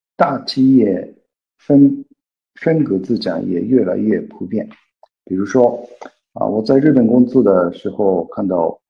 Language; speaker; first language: Chinese; non-native, fluent; Japanese